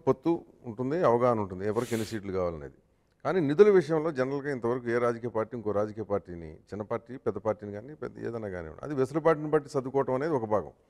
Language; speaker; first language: Telugu; native; Telugu